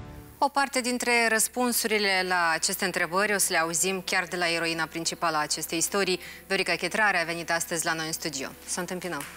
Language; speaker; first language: Romanian; native; Romanian